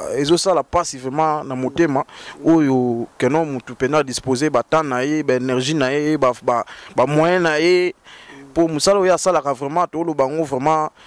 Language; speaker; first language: French; non-native, local second language; Lingala